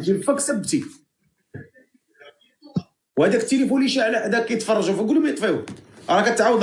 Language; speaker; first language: Arabic; native; Arabic